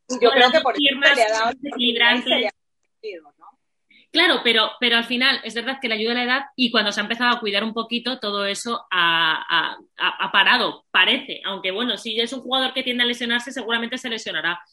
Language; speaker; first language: Spanish; native; Spanish